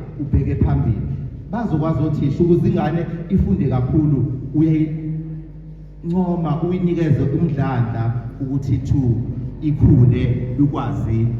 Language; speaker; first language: Zulu; native; Zulu